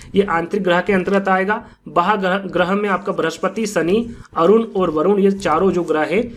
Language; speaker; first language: Hindi; native; Hindi